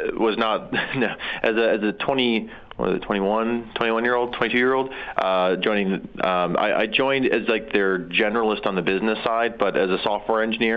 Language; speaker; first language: English; native; English